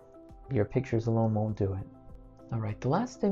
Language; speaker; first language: English; native; English